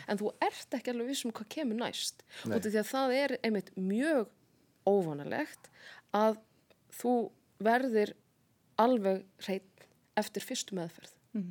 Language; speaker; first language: Icelandic; native; Icelandic